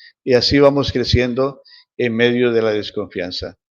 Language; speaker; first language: Spanish; native; Spanish